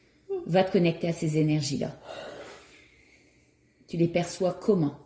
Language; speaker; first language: French; native; French